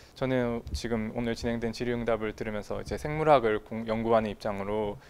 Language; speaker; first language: Korean; native; Korean